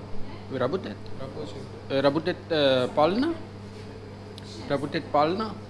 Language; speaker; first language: Russian; non-native, learner; Urdu